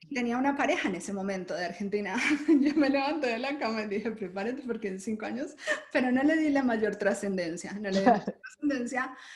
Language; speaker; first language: Spanish; native; Spanish